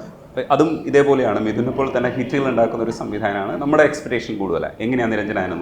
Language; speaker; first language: Malayalam; native; Malayalam